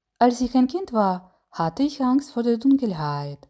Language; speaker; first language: German; non-native, fluent; Ukrainian